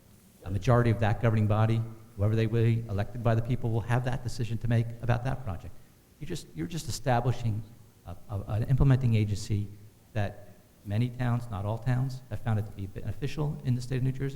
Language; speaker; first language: English; native; English